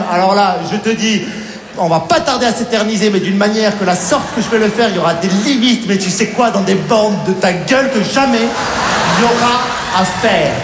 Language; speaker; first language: French; native; French